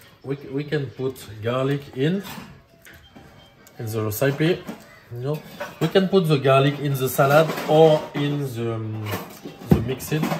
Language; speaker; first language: English; non-native, learner; French